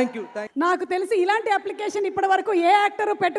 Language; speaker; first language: Telugu; native; Telugu